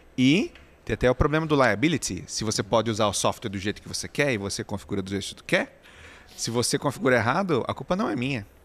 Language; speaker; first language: Portuguese; native; Portuguese